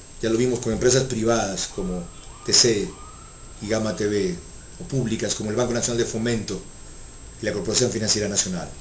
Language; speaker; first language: Spanish; native; Spanish